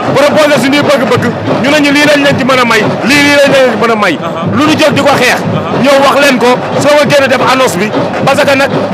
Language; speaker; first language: Wolof; non-native, local second language; Serer